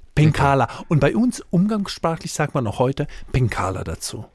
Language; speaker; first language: German; non-native, fluent; Croatian